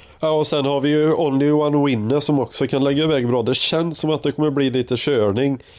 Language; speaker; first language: Swedish; native; Swedish